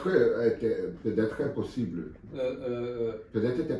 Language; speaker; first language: French; non-native, learner; Portuguese